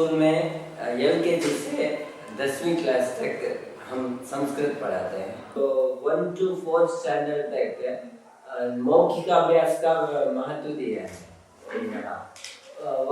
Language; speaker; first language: Hindi; non-native, local second language; Kannada